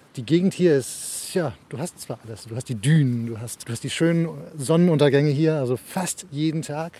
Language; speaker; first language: German; early bilingual, heritage; German